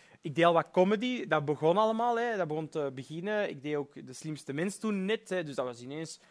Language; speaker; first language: Dutch; early bilingual, other home language; Berber languages